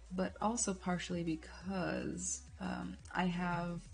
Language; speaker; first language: English; non-native, fluent; Portuguese